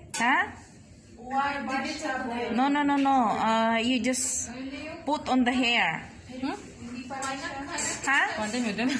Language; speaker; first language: English; non-native, local second language; Filipino